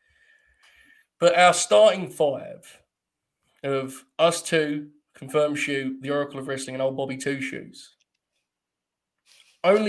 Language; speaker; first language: English; native; English